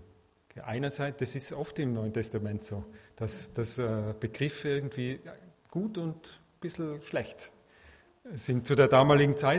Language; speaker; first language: German; native; German